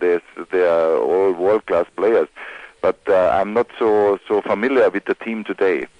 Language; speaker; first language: English; non-native, fluent; German